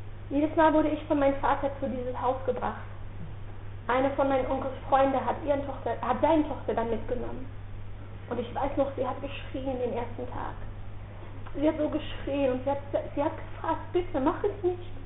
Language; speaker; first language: German; non-native, fluent; Dutch